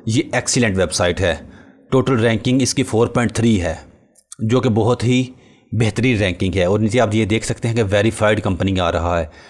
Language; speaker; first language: Urdu; non-native, local second language; Punjabi